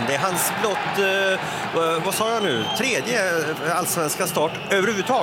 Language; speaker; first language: Swedish; native; Swedish